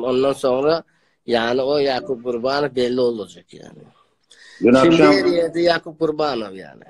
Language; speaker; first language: Turkish; non-native, learner; Turkmen